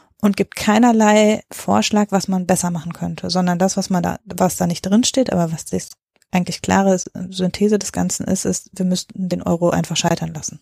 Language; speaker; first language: German; native; German